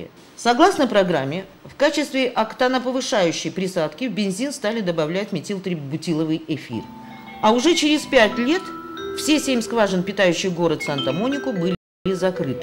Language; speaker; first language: Russian; native; Russian